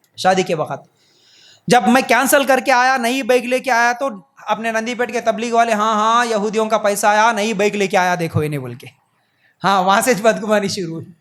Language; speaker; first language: Urdu; native; Urdu